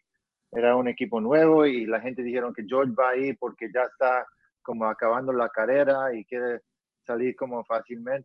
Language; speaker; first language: Spanish; early bilingual, heritage; Spanish